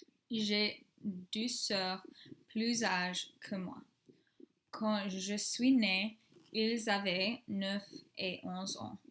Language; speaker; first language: French; non-native, learner; English